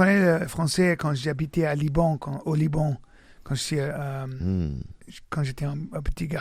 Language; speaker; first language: French; early bilingual, heritage; French